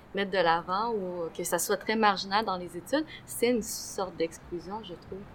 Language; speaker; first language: French; native; French